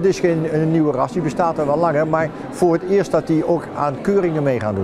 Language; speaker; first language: Dutch; native; Dutch